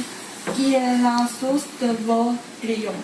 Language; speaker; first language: French; non-native, learner; Chinese